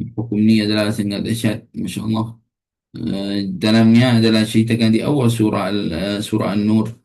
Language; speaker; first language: Malay; non-native, fluent; Arabic